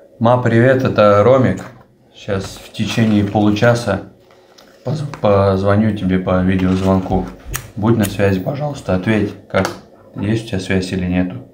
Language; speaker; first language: Russian; native; Russian